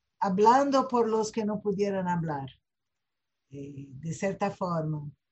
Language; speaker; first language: Spanish; non-native, fluent; Portuguese